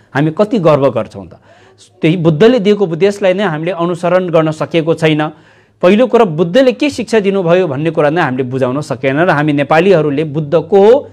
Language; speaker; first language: Nepali; non-native, local second language; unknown